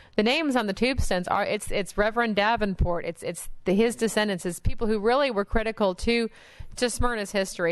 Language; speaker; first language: English; native; English